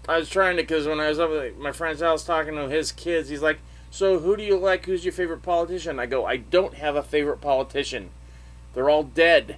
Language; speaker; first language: English; native; English